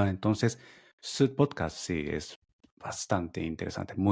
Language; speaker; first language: Spanish; non-native, fluent; Japanese